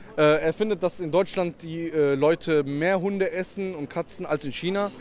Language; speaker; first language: German; early bilingual, other home language; Persian